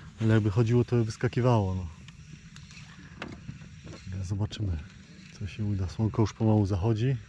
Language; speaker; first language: Polish; native; Polish